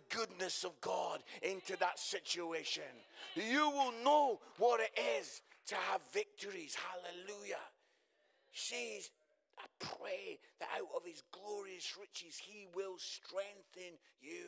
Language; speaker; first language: English; native; English